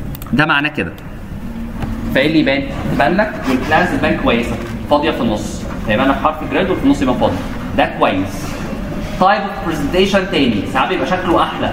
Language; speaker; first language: Arabic; native; Arabic